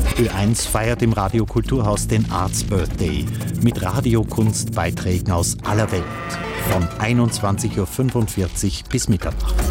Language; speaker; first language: German; native; German